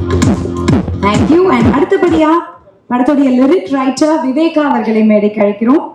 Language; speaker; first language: Tamil; native; Tamil